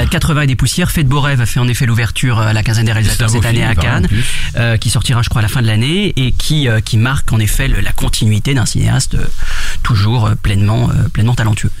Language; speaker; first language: French; native; French